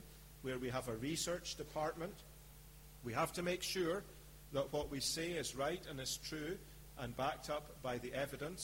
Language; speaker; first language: English; native; English